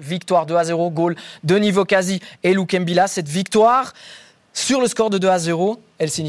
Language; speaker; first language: French; native; French